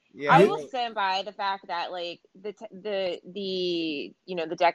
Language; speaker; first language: English; native; English